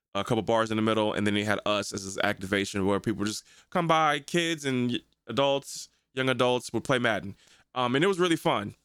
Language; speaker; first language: English; native; English